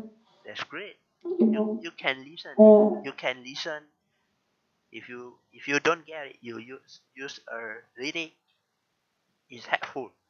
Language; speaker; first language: English; non-native, learner; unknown